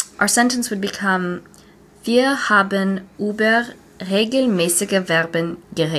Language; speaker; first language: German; non-native, learner; English